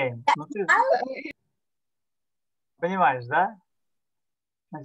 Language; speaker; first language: Russian; native; Russian